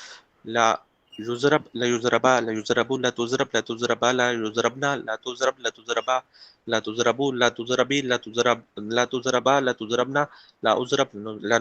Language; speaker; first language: Arabic; non-native, learner; Urdu